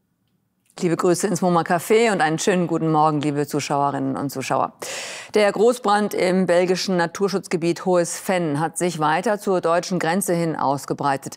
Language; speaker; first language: German; native; German